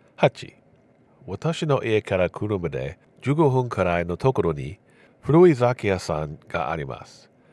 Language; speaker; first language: Japanese; non-native, learner; English